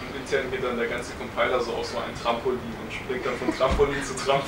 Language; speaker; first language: German; native; German